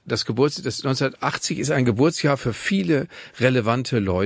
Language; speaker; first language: German; native; German